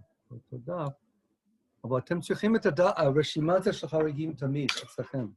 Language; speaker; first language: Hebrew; non-native, fluent; English